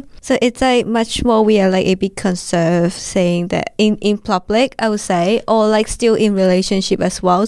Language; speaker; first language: English; non-native, local second language; Cantonese